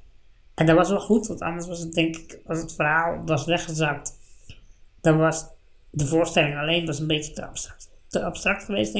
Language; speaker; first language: Dutch; native; Dutch